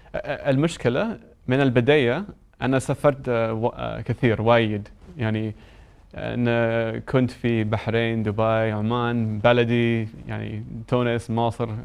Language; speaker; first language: Arabic; non-native, learner; English